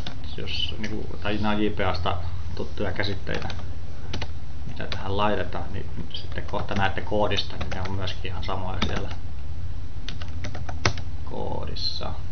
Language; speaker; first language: Finnish; native; Finnish